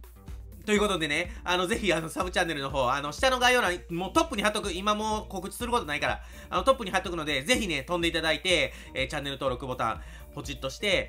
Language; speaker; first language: Japanese; native; Japanese